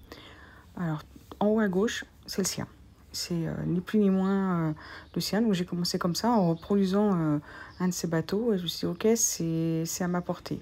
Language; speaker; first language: French; native; French